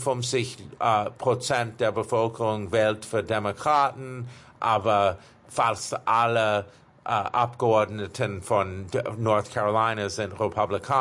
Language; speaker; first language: German; non-native, fluent; English